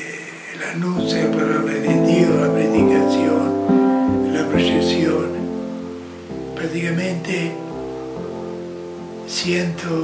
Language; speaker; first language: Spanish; non-native, fluent; Italian